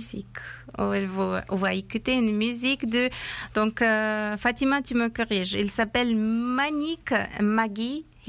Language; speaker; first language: French; non-native, fluent; Persian